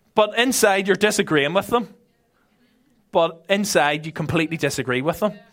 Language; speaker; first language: English; native; English